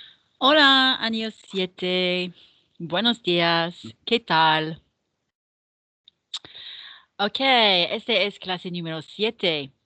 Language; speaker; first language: Spanish; non-native, fluent; English